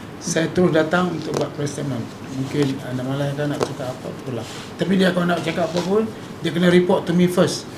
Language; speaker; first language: Malay; native; Malay